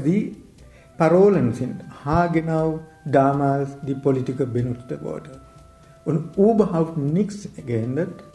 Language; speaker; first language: German; non-native, learner; Sinhala